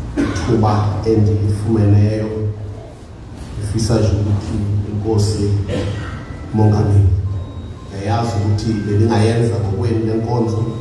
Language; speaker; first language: Zulu; non-native, local second language; Xhosa